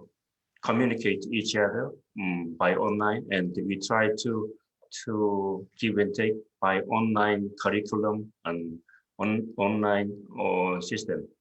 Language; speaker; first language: English; non-native, fluent; Korean